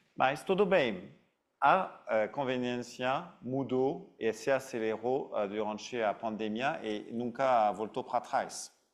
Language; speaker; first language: Portuguese; non-native, fluent; French